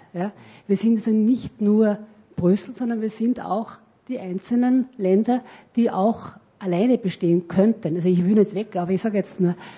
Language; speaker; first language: German; native; German